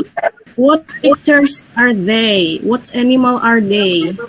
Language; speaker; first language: English; non-native, fluent; Indonesian